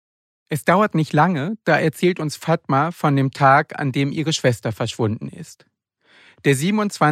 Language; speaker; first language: German; native; German